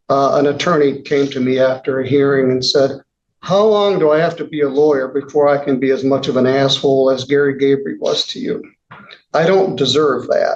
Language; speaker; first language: English; native; English